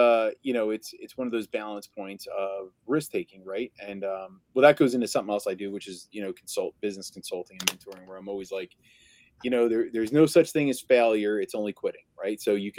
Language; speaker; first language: English; native; English